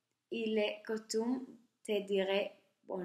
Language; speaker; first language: French; non-native, learner; Spanish